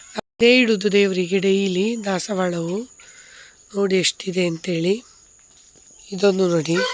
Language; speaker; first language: Kannada; non-native, local second language; Tulu